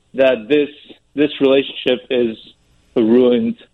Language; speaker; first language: English; non-native, fluent; Russian